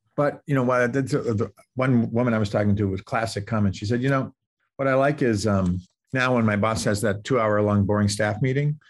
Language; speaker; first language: English; native; English